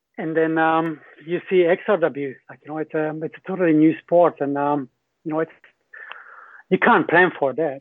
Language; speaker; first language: English; non-native, fluent; Hungarian